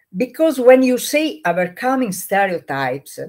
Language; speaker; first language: English; non-native, learner; Italian